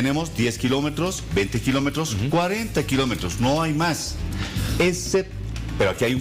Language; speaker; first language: Spanish; native; Spanish